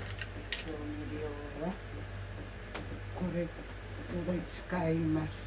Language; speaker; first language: Japanese; native; Japanese